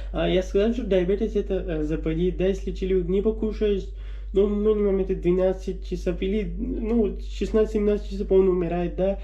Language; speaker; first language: Russian; non-native, learner; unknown